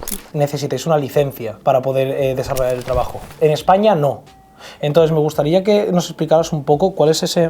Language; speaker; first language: Spanish; native; Spanish